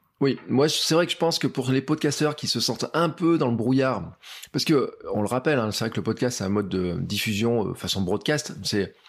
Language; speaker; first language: French; native; French